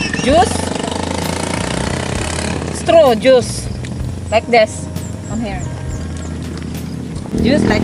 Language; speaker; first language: English; non-native, local second language; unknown